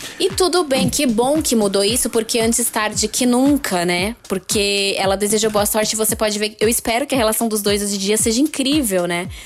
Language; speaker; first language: Portuguese; native; Portuguese